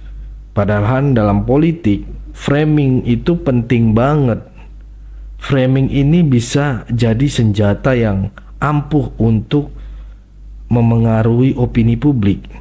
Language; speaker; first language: Indonesian; native; Indonesian